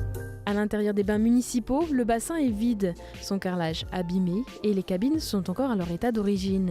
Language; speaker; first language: French; native; French